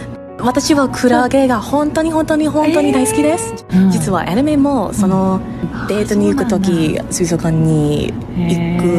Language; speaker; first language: Japanese; non-native, learner; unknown